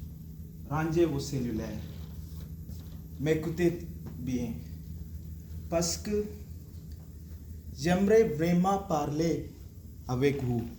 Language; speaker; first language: French; non-native, learner; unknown